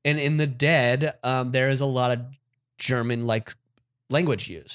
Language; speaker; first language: English; native; English